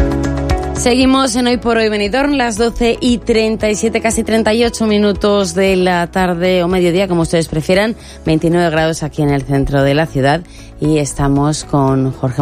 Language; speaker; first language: Spanish; native; Spanish